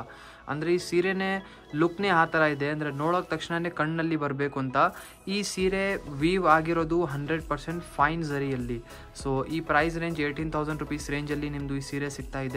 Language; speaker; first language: Kannada; native; Kannada